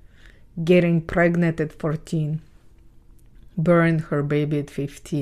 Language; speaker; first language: English; non-native, fluent; Ukrainian